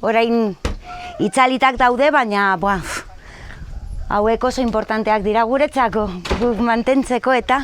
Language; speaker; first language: Basque; non-native, local second language; Spanish